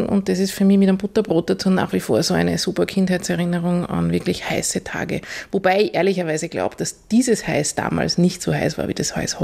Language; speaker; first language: German; native; German